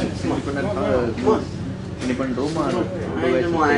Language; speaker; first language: English; native; English